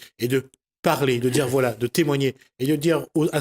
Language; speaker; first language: French; native; French